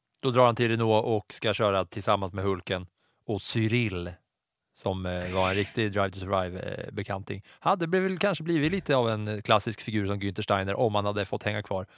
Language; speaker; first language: Swedish; native; Swedish